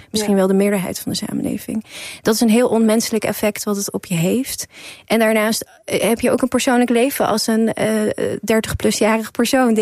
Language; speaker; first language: Dutch; early bilingual, other home language; Persian